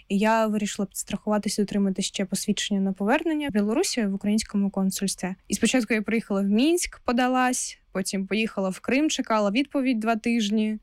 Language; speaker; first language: Ukrainian; non-native, local second language; Russian